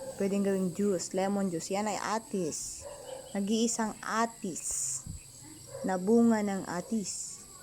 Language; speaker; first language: Filipino; non-native, local second language; Iloko